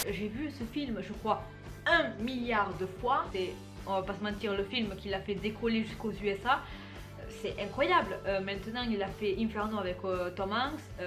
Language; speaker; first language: French; native; French